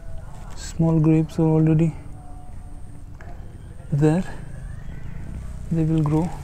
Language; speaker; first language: English; non-native, local second language; Hindi